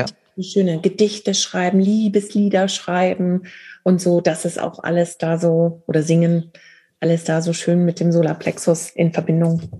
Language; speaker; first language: German; native; German